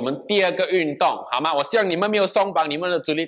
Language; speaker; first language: Chinese; non-native, local second language; English